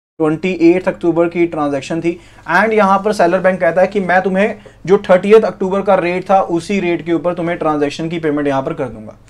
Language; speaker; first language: Hindi; native; Hindi